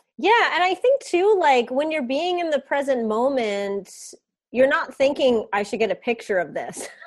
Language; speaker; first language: English; native; English